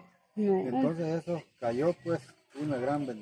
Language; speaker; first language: Spanish; native; Spanish